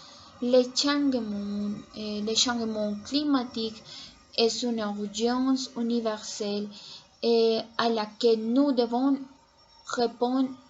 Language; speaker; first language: French; non-native, learner; Spanish